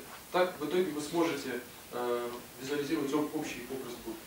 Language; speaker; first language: Russian; native; Russian